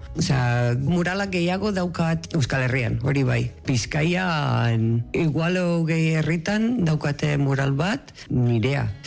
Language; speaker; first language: Basque; non-native, learner; English